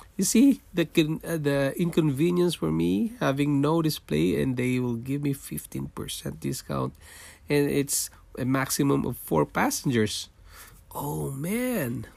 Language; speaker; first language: English; non-native, local second language; Filipino